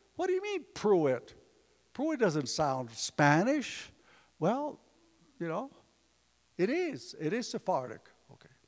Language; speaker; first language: English; early bilingual, other home language; Spanish